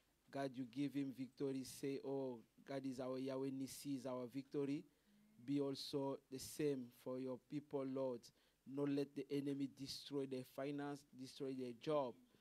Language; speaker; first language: English; non-native, fluent; Lingala